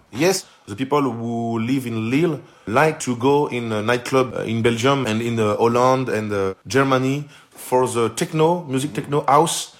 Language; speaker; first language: English; non-native, learner; French